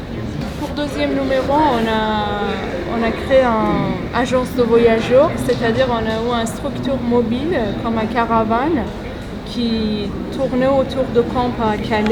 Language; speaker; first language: French; non-native, fluent; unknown